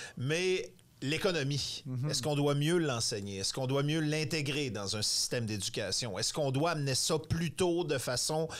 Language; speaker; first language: French; native; French